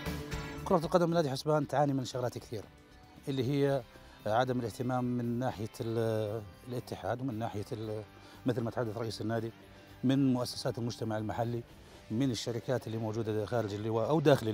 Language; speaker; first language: Arabic; native; Arabic